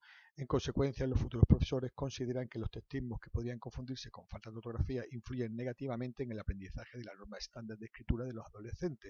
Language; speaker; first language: Spanish; native; Spanish